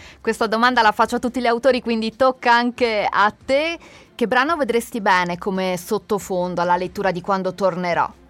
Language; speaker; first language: Italian; native; Italian